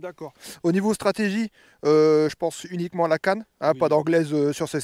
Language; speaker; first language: French; native; French